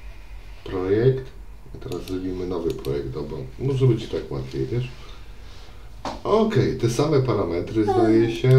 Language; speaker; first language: Polish; native; Polish